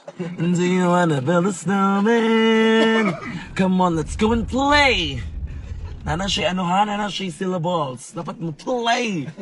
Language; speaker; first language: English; non-native, local second language; Cebuano